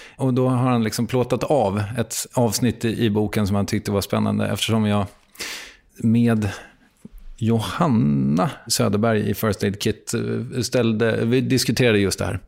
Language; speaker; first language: Swedish; native; Swedish